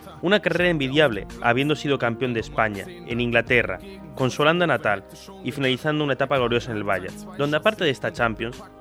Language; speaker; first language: Spanish; native; Spanish